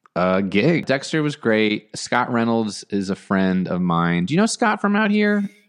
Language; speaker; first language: English; native; English